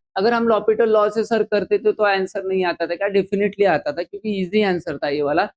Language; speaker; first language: Hindi; non-native, local second language; Marathi